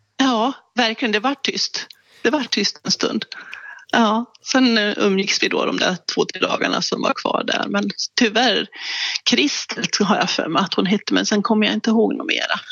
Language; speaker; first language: Swedish; native; Swedish